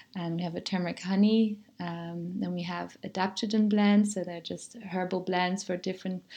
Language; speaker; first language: English; non-native, fluent; German